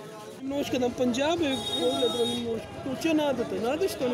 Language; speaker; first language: Russian; non-native, learner; Hindi